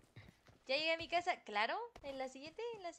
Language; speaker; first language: Spanish; native; Spanish